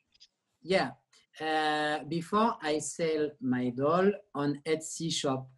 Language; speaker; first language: English; non-native, learner; French